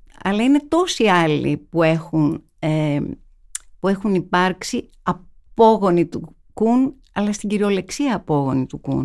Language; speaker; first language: Greek; native; Greek